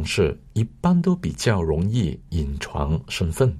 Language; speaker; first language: Chinese; non-native, local second language; Cantonese